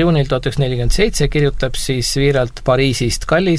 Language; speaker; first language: Estonian; native; Estonian